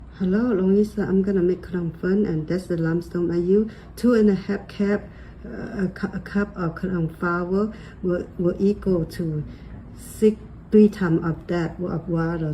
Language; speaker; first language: English; non-native, local second language; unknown